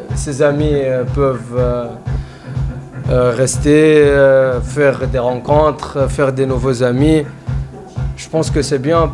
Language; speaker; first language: French; non-native, fluent; Arabic